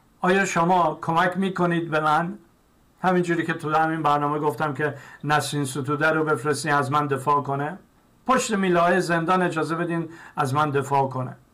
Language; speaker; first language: Persian; native; Persian